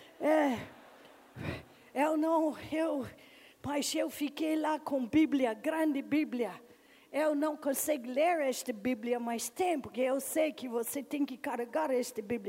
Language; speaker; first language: Portuguese; non-native, learner; English